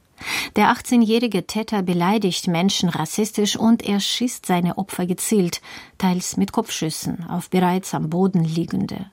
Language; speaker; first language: German; native; German